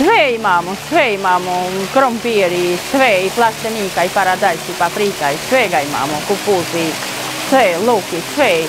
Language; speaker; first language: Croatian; non-native, learner; Albanian